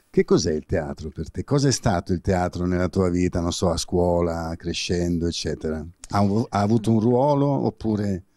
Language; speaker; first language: Italian; native; Italian